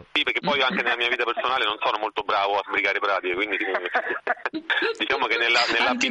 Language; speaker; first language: Italian; native; Italian